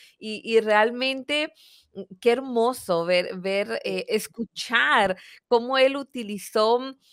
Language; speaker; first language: Spanish; native; Spanish